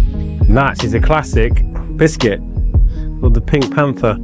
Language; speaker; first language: English; native; English